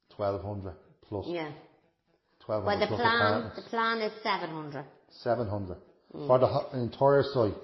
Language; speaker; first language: English; native; English